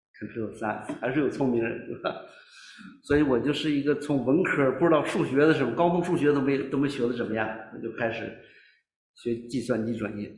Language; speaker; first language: Chinese; native; Chinese